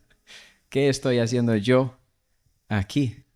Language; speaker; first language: Spanish; non-native, fluent; English